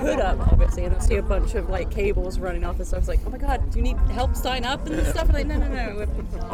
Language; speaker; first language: English; native; English